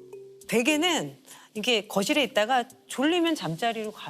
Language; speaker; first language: Korean; native; Korean